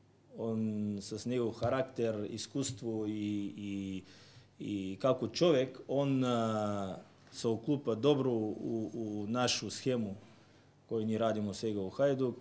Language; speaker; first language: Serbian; non-native, learner; Bulgarian